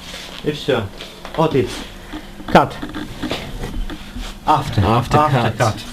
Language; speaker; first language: English; non-native, learner; Russian